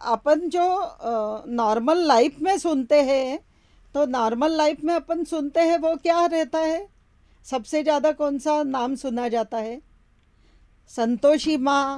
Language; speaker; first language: Hindi; non-native, local second language; Marathi